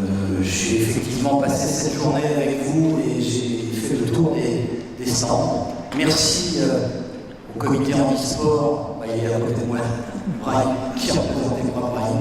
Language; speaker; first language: French; native; French